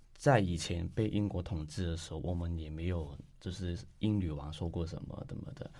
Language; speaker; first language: Chinese; non-native, local second language; Cantonese